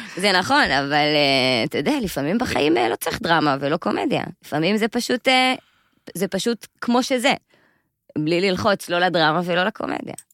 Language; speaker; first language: Hebrew; native; Hebrew